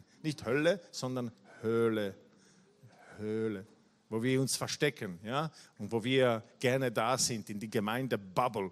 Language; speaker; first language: German; non-native, fluent; Italian